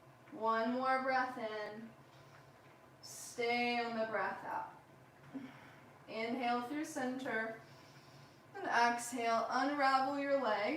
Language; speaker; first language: English; native; English